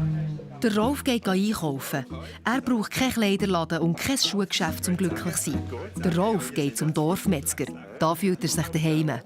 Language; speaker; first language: German; native; German